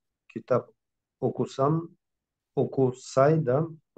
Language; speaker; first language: Turkish; non-native, learner; Russian